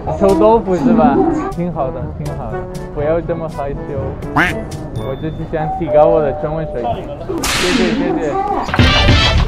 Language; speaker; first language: Chinese; non-native, fluent; Spanish